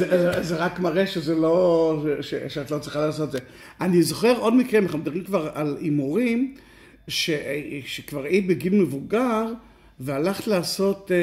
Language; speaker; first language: Hebrew; native; Hebrew